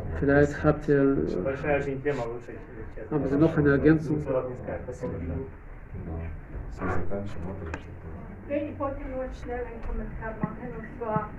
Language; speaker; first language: German; non-native, fluent; Russian